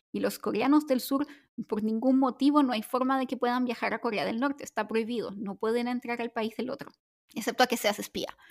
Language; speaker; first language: Spanish; native; Spanish